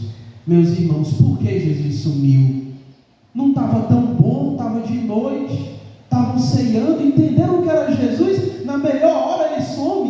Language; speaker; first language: Portuguese; native; Portuguese